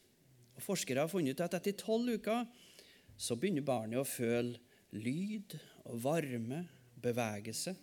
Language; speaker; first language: Norwegian; native; Norwegian